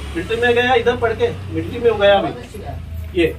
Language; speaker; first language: Hindi; non-native, local second language; Marathi